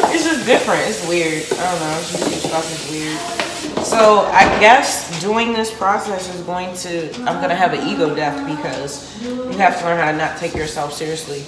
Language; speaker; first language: English; native; English